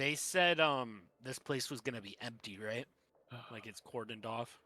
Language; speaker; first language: English; native; English